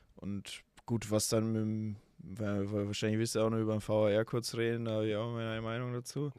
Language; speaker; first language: German; native; German